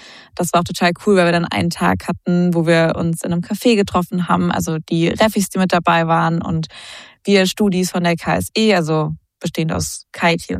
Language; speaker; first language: German; native; German